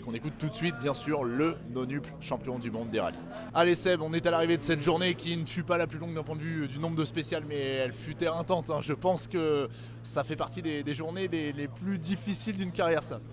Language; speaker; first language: French; native; French